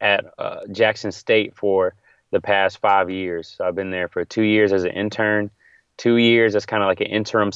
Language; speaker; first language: English; native; English